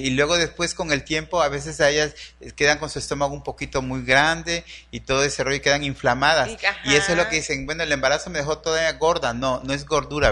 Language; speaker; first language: Spanish; native; Spanish